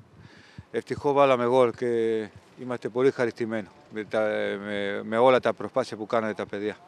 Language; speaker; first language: Greek; non-native, fluent; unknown